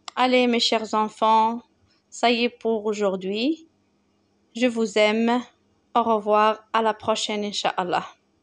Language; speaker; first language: French; non-native, local second language; Arabic